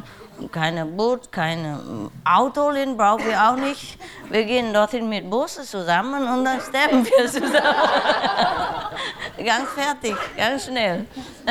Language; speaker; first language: German; non-native, learner; Vietnamese